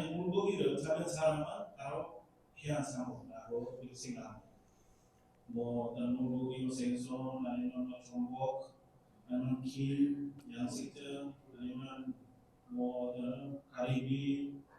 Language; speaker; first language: Korean; non-native, learner; Indonesian